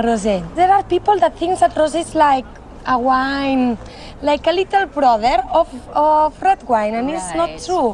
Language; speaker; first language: English; non-native, learner; Spanish